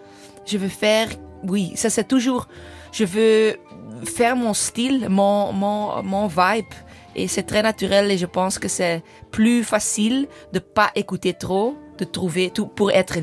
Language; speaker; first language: French; non-native, learner; English